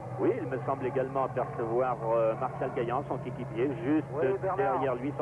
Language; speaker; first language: French; native; French